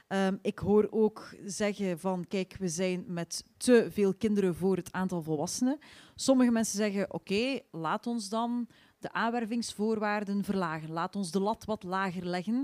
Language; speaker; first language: Dutch; native; Dutch